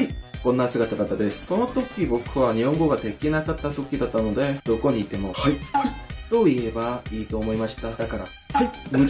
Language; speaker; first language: Japanese; non-native, learner; Korean